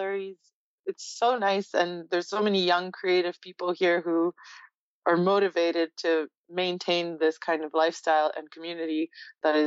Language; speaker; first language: English; native; English